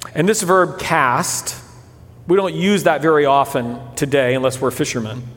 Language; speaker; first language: English; early bilingual, other home language; Portuguese